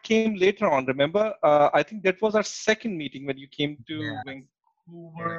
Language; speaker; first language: English; non-native, local second language; Urdu